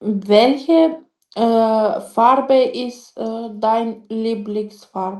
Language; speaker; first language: German; non-native, learner; Macedonian